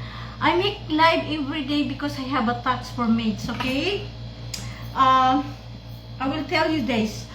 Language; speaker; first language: English; non-native, local second language; Filipino